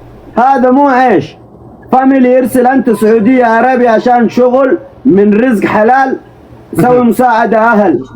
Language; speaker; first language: Arabic; non-native, learner; Oromo